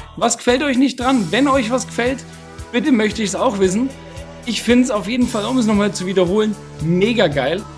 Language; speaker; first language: German; native; German